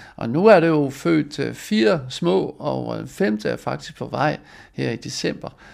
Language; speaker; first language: Danish; non-native, fluent; Dutch